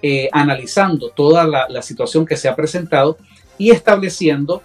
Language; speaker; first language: Spanish; native; Spanish